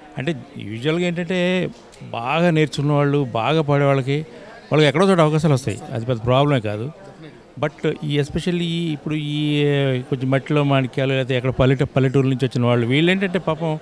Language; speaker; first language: Telugu; native; Telugu